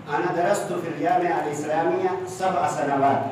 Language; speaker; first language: Arabic; non-native, fluent; Urdu